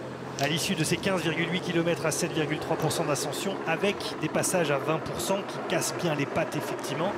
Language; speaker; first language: French; native; French